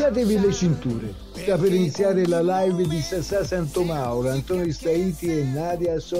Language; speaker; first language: Italian; native; Italian